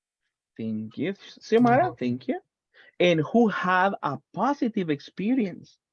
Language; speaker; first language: English; non-native, fluent; Spanish